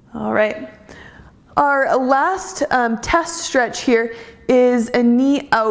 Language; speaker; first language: English; native; English